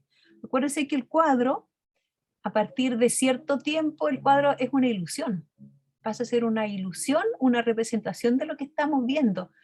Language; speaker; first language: Spanish; native; Spanish